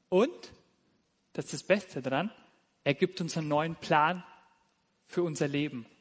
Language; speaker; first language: German; native; German